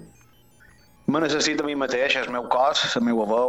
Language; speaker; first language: Catalan; native; Catalan